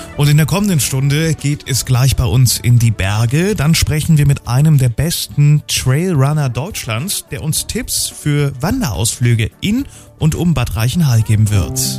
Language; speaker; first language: German; native; German